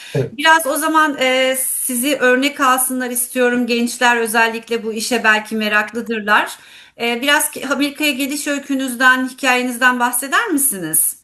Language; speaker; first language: Turkish; native; Turkish